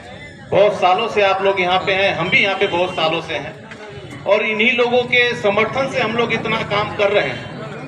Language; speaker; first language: Hindi; native; Hindi